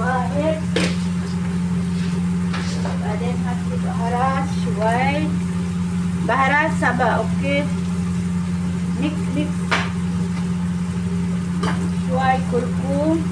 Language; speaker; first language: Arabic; non-native, learner; Sinhala